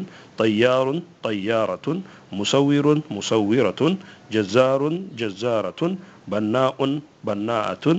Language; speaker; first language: Arabic; non-native, fluent; Hausa